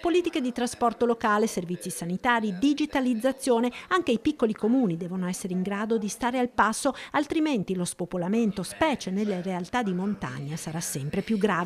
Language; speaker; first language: Italian; native; Italian